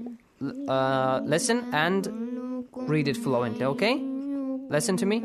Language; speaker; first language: English; non-native, fluent; Persian